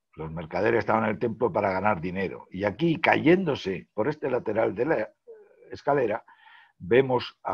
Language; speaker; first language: Spanish; native; Spanish